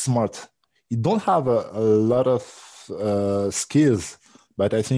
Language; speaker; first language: English; non-native, learner; French